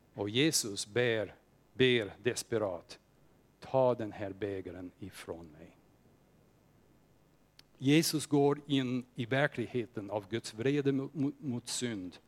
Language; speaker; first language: Swedish; non-native, fluent; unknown